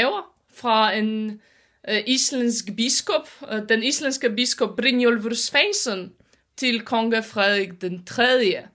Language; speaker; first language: Danish; non-native, fluent; Polish